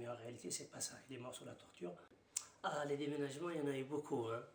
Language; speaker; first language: French; non-native, local second language; Arabic